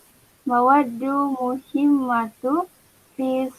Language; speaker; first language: Arabic; non-native, learner; Malay